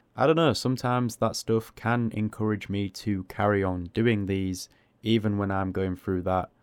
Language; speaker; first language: English; native; English